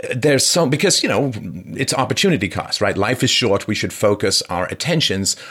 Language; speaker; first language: English; native; English